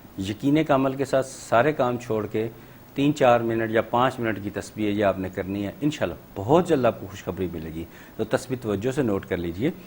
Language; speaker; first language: Urdu; native; Urdu